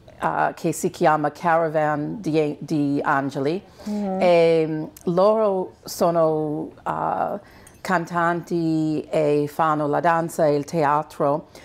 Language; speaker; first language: Italian; non-native, fluent; English